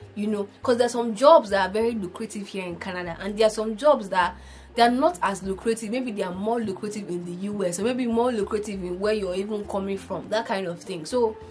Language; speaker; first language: English; non-native, local second language; Igbo